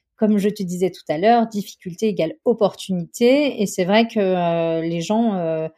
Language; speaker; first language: French; native; French